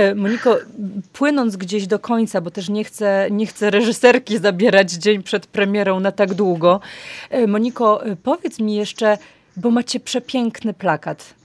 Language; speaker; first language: Polish; native; Polish